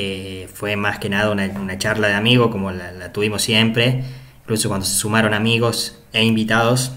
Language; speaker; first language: Spanish; native; Spanish